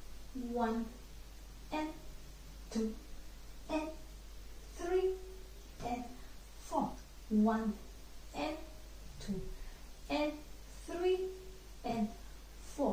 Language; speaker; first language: English; non-native, fluent; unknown